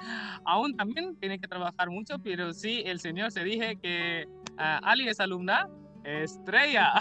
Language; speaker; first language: Spanish; non-native, learner; Hindi